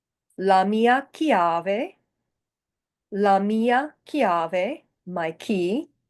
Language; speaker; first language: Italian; non-native, fluent; English